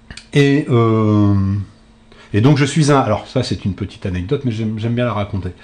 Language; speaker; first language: French; native; French